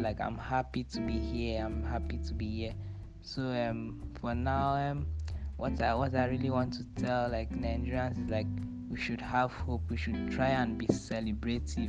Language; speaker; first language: English; non-native, local second language; Igbo